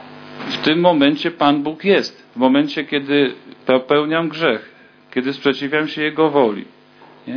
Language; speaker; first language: Polish; native; Polish